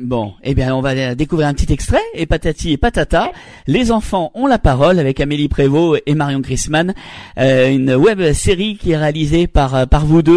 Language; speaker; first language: French; native; French